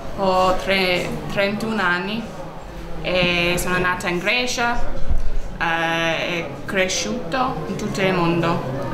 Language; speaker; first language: Italian; non-native, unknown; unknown